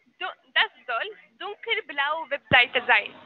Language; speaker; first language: German; non-native, learner; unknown